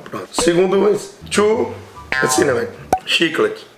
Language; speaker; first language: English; non-native, learner; Portuguese